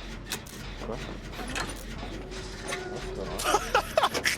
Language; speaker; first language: French; native; French